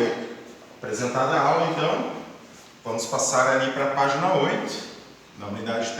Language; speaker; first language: Portuguese; native; Portuguese